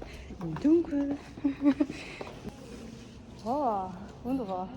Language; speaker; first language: German; non-native, learner; Korean